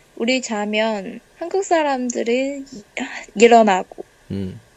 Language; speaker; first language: Korean; non-native, learner; Chinese